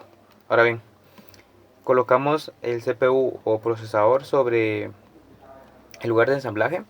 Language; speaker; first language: Spanish; native; Spanish